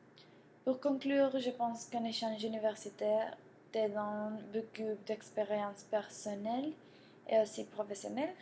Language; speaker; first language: French; non-native, learner; Spanish